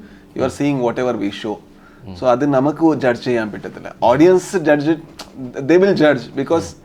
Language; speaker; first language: Malayalam; non-native, local second language; Kannada